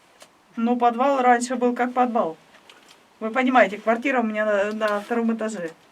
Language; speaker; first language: Russian; native; Russian